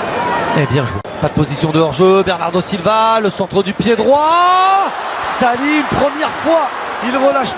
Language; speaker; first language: French; native; French